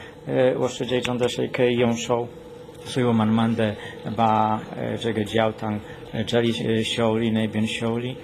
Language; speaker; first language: Chinese; non-native, learner; Polish